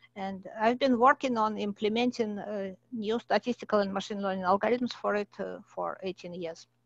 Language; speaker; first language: English; non-native, fluent; Russian